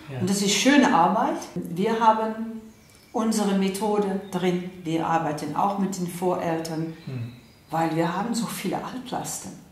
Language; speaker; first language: German; non-native, fluent; Dutch